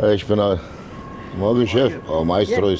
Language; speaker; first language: German; non-native, local second language; Turkish